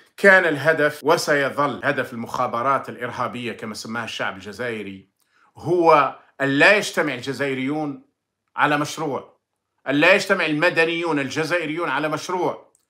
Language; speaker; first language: Arabic; native; Arabic